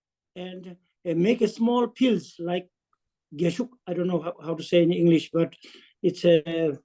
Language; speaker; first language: English; non-native, fluent; Tibetan